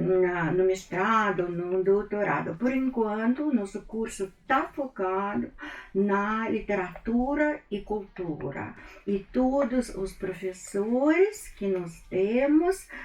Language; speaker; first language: Portuguese; non-native, fluent; Russian